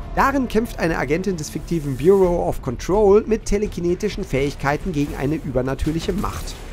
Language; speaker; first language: German; native; German